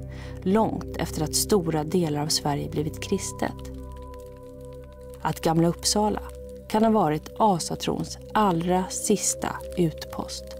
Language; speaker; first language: Swedish; native; Swedish